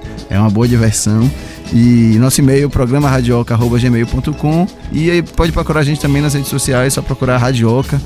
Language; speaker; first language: Portuguese; native; Portuguese